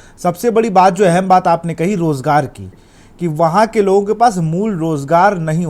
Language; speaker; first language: Hindi; native; Hindi